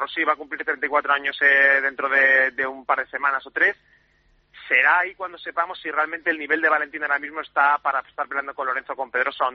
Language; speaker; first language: Spanish; native; Spanish